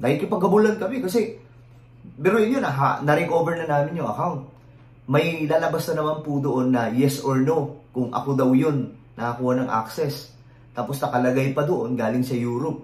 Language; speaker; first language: Filipino; native; Filipino